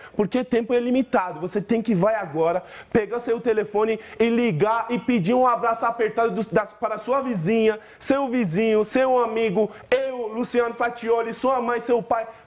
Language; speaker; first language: Portuguese; non-native, fluent; Persian